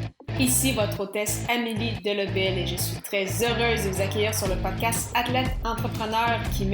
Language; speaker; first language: French; native; French